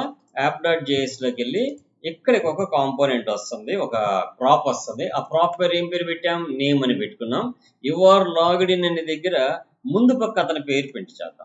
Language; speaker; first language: Telugu; native; Telugu